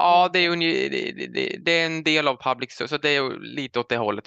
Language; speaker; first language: Swedish; native; Swedish